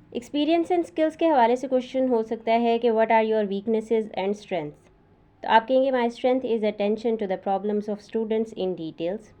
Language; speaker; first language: Urdu; native; Urdu